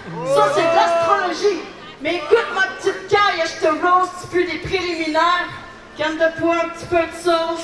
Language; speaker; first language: French; native; French